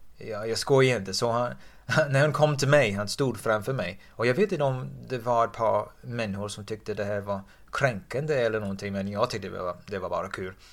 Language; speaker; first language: Swedish; non-native, fluent; English